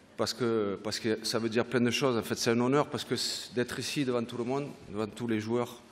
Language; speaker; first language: French; native; French